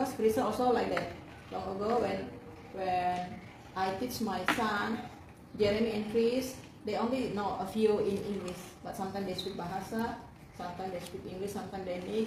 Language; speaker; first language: English; non-native, learner; Indonesian